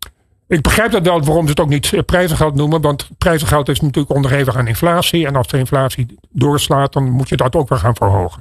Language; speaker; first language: Dutch; native; Dutch